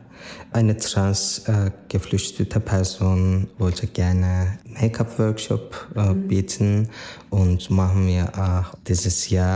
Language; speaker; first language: German; non-native, learner; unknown